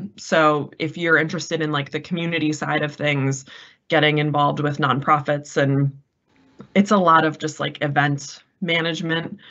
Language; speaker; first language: English; native; English